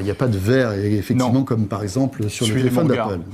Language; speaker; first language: French; native; French